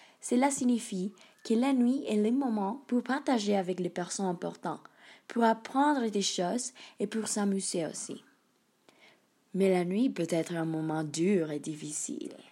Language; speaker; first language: French; non-native, learner; Spanish